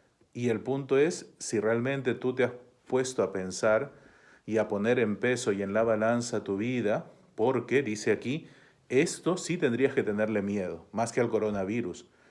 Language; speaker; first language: Spanish; native; Spanish